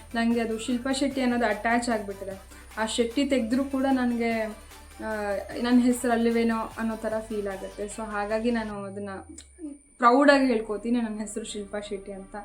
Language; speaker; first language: Kannada; non-native, local second language; Tulu